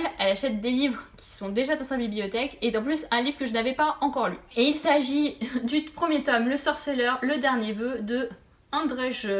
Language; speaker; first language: French; native; French